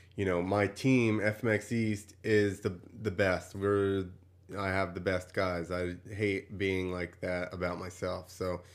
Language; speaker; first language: English; native; English